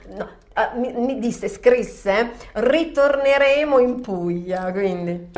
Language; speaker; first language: Italian; native; Italian